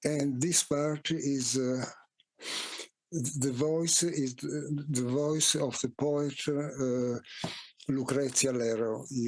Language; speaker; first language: English; non-native, fluent; Italian